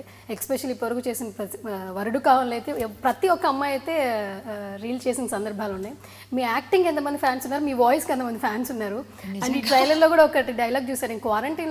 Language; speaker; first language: Telugu; native; Telugu